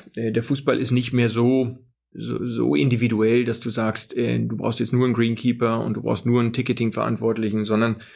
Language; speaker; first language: German; native; German